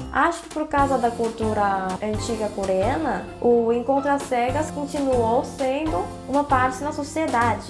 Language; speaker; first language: Portuguese; non-native, fluent; Korean